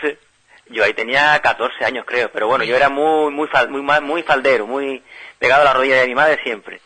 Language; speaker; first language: Spanish; native; Spanish